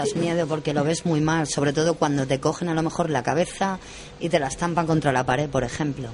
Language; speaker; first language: Spanish; native; Spanish